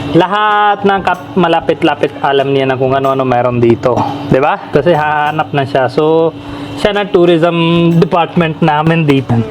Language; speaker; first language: Filipino; non-native, learner; Hindi